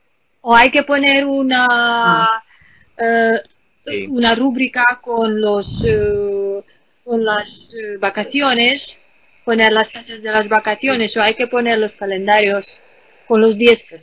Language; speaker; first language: Spanish; non-native, fluent; Ukrainian